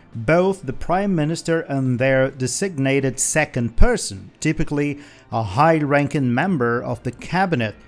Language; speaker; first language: English; non-native, fluent; Portuguese